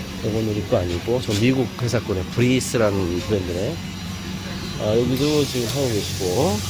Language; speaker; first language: Korean; native; Korean